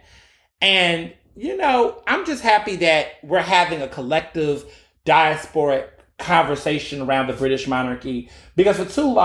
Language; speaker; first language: English; native; English